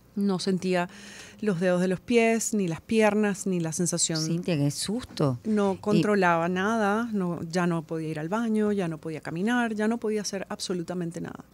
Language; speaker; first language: Spanish; native; Spanish